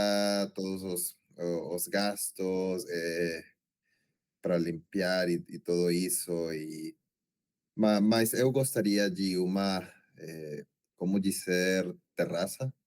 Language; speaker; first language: Portuguese; non-native, learner; Spanish